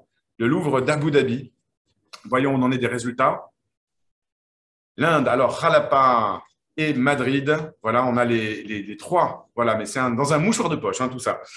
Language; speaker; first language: French; native; French